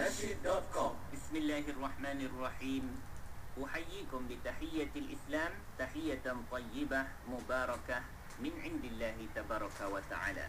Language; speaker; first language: Arabic; non-native, fluent; Malay